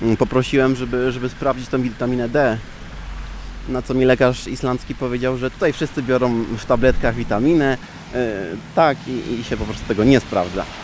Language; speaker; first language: Polish; early bilingual, heritage; Polish